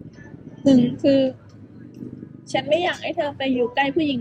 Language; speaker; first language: Thai; native; Thai